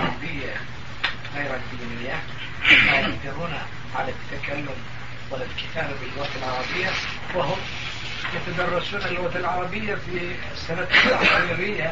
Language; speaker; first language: Arabic; non-native, fluent; Turkish